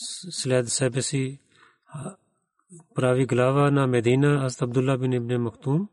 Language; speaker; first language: Bulgarian; non-native, learner; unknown